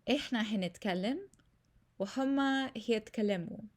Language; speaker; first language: Arabic; non-native, learner; English